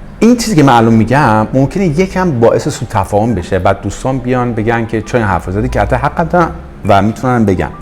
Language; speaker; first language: Persian; native; Persian